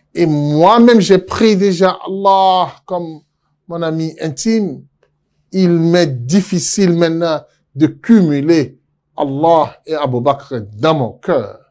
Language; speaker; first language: French; non-native, local second language; Yoruba